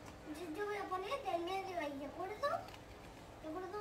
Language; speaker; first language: Spanish; early bilingual, other home language; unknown